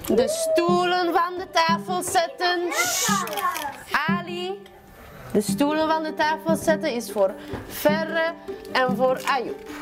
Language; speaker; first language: Dutch; native; Dutch